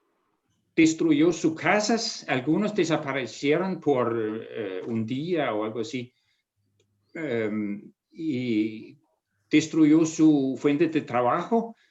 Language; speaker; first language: Spanish; non-native, fluent; Danish